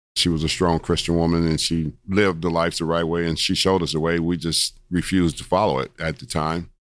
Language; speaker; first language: English; native; English